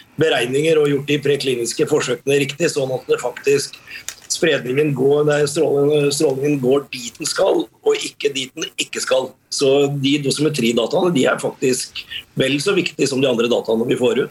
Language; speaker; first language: Norwegian; native; Norwegian